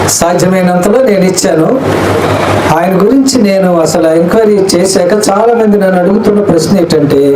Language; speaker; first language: Telugu; non-native, local second language; Koya